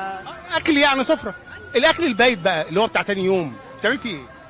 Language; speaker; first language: Arabic; native; Arabic